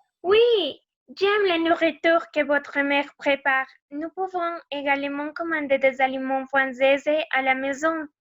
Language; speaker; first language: French; non-native, learner; Spanish